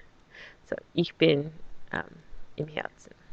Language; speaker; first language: German; non-native, fluent; English